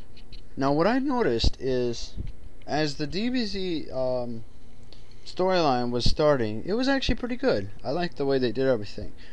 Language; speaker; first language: English; native; English